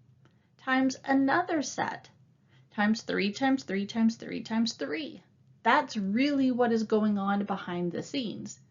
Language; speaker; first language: English; native; English